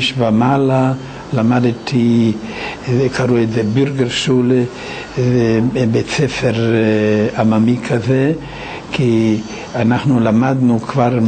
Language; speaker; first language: Hebrew; non-native, fluent; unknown